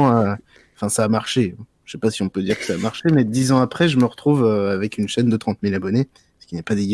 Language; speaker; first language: French; native; French